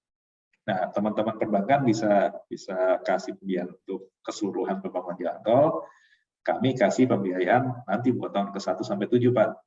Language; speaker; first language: Indonesian; native; Indonesian